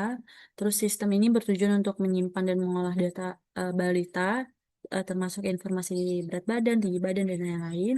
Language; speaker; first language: Indonesian; native; Indonesian